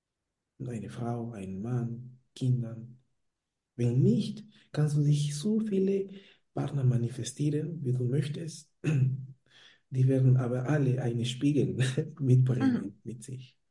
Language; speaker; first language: German; non-native, fluent; Spanish